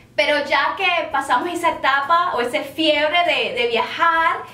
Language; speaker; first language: Spanish; early bilingual, heritage; Spanish